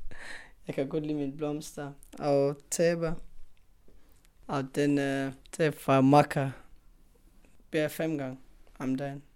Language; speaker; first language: Danish; non-native, learner; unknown